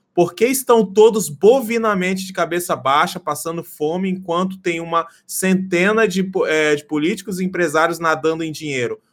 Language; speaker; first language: Portuguese; native; Portuguese